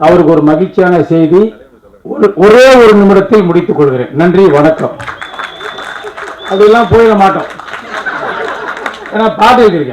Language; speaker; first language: Tamil; native; Tamil